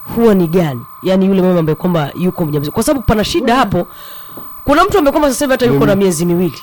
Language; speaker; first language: Swahili; native; Swahili